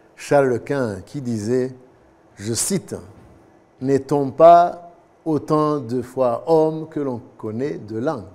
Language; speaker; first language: French; non-native, local second language; Kinyarwanda